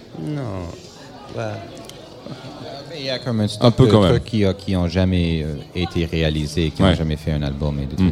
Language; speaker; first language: French; non-native, local second language; English